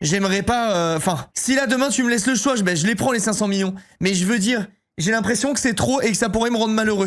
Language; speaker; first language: French; native; French